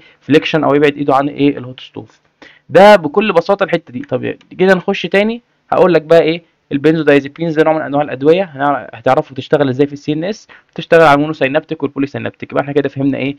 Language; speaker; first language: Arabic; native; Arabic